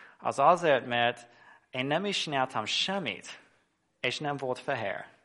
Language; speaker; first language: Hungarian; non-native, fluent; English